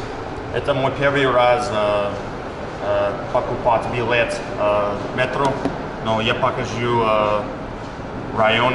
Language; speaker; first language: Russian; non-native, learner; English